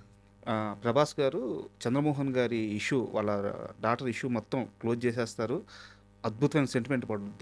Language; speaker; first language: Telugu; native; Telugu